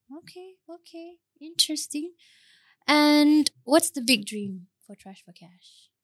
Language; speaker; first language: English; non-native, local second language; Malay